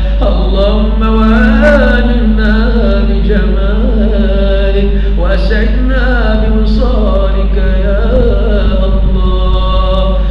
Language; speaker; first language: Malay; non-native, fluent; Arabic